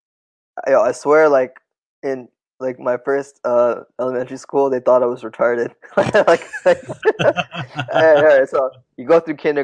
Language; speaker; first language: English; non-native, fluent; Tamil